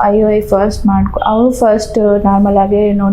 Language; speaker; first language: Kannada; non-native, local second language; Telugu